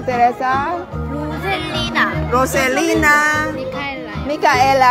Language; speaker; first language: Korean; non-native, learner; Filipino